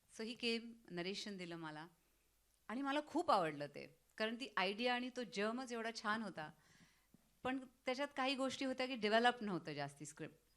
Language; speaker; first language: Marathi; native; Marathi